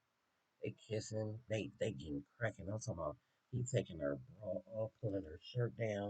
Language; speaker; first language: English; native; English